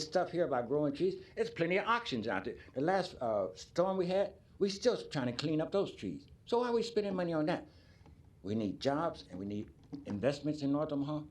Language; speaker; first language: English; native; English